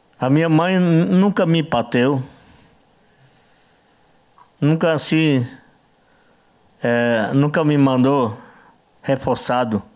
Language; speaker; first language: Portuguese; non-native, learner; Yanomámi